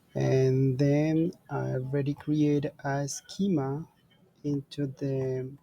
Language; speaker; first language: English; non-native, learner; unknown